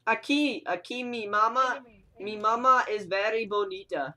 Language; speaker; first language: Spanish; non-native, learner; English